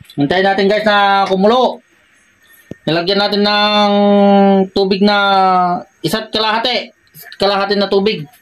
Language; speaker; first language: Filipino; non-native, local second language; Iloko